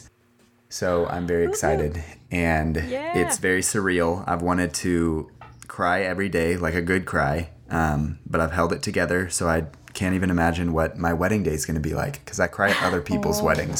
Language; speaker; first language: English; native; English